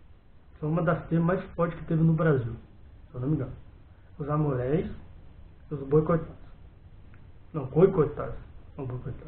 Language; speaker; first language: Portuguese; native; Portuguese